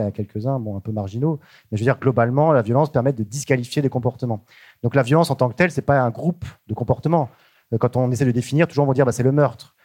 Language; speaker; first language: French; native; French